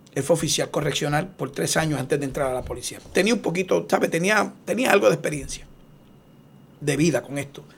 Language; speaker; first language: Spanish; native; Spanish